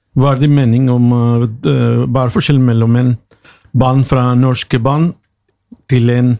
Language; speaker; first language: Norwegian; non-native, learner; Spanish